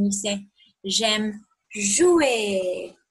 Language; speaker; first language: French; non-native, fluent; English